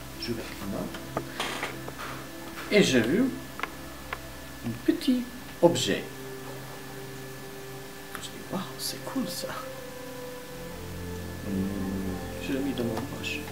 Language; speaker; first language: French; non-native, learner; Italian